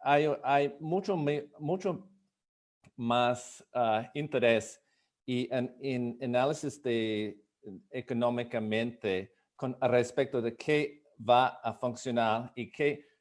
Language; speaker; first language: Spanish; non-native, fluent; English